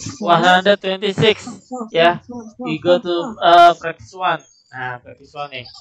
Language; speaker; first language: English; non-native, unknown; Indonesian